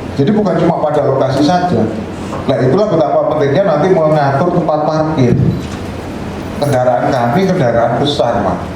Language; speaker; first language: Indonesian; native; Indonesian